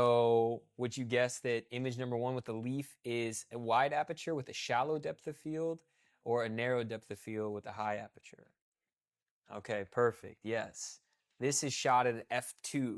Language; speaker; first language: English; native; English